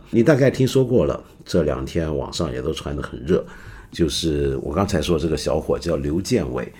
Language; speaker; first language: Chinese; non-native, local second language; Cantonese